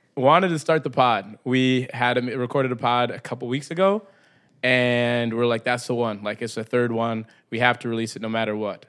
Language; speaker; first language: English; native; English